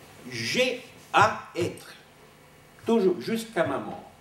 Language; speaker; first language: French; non-native, fluent; Italian